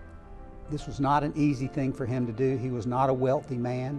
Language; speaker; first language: English; native; English